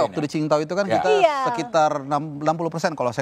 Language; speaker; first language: Indonesian; native; Indonesian